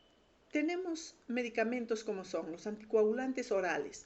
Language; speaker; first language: Spanish; native; Spanish